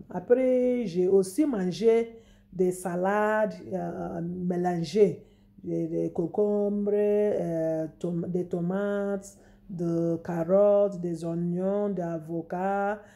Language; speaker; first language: French; non-native, fluent; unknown